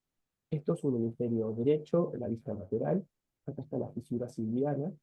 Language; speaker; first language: Spanish; native; Spanish